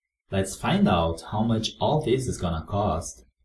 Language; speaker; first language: English; non-native, fluent; Portuguese